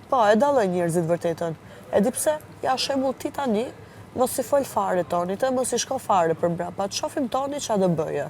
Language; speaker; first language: Albanian; native; Albanian